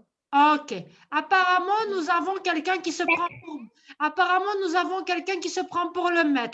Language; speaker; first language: French; non-native, local second language; Arabic